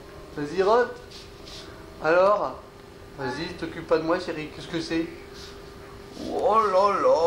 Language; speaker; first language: French; native; French